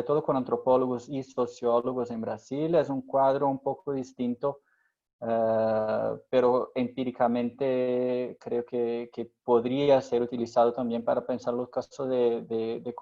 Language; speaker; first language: Spanish; non-native, fluent; Portuguese